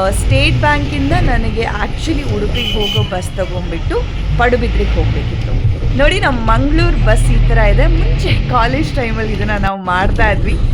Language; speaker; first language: Kannada; non-native, local second language; Tulu